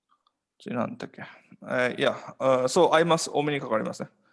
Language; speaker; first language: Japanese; non-native, fluent; Nepali